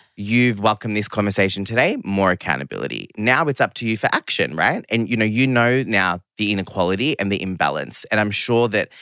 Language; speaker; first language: English; non-native, local second language; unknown